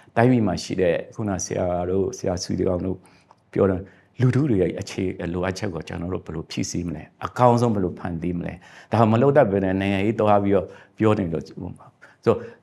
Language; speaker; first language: Burmese; non-native, local second language; Shan